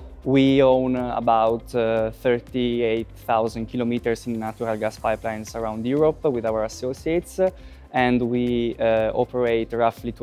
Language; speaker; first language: English; non-native, fluent; Italian